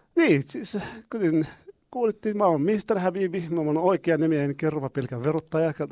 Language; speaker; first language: Finnish; non-native, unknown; Arabic